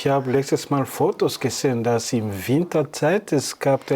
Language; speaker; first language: German; non-native, learner; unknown